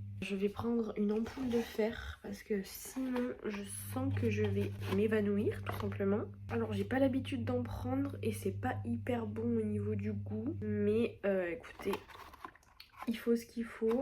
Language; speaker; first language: French; native; French